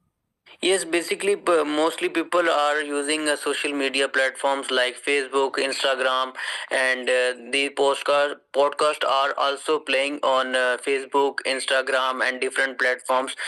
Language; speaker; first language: English; non-native, learner; Urdu